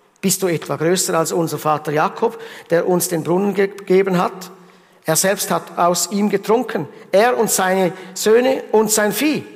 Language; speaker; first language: German; early bilingual, heritage; German